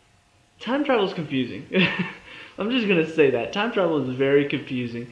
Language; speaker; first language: English; native; English